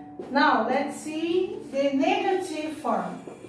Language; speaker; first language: English; non-native, learner; Portuguese